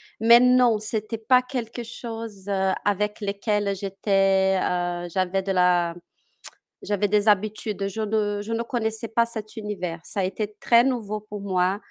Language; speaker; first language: French; non-native, fluent; Portuguese